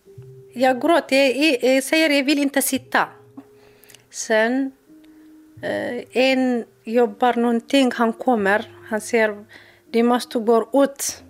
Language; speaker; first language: Swedish; non-native, learner; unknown